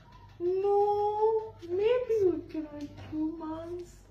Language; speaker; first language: English; non-native, local second language; Bangla